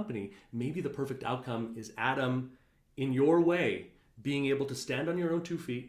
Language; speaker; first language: English; native; English